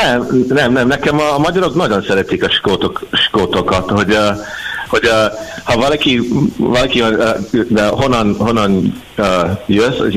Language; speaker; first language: Hungarian; non-native, learner; English